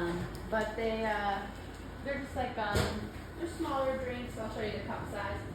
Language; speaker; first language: English; native; English